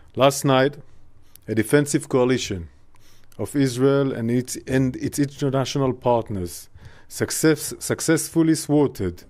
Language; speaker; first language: English; non-native, fluent; Hebrew